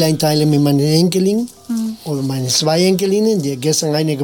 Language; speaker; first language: German; non-native, fluent; Spanish